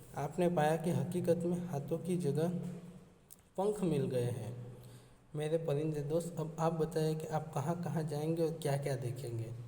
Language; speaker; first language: Hindi; non-native, local second language; Gujarati